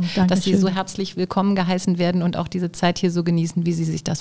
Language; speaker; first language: German; native; German